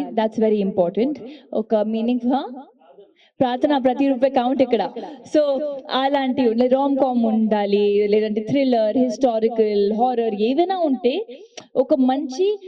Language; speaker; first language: Telugu; non-native, learner; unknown